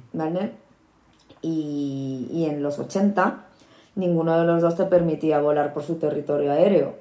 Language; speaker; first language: Spanish; early bilingual, other home language; Korean